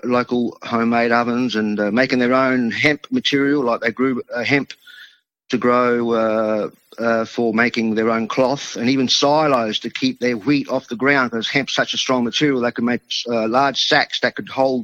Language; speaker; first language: English; non-native, local second language; Italian